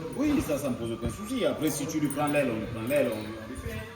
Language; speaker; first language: French; native; French